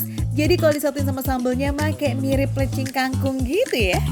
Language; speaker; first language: Indonesian; native; Indonesian